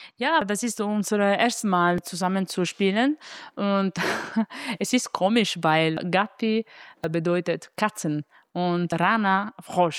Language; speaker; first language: German; non-native, learner; Italian